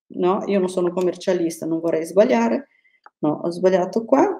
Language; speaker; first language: Italian; non-native, fluent; Portuguese